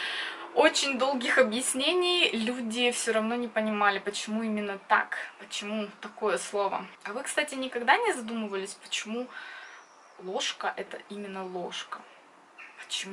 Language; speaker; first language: Russian; native; Russian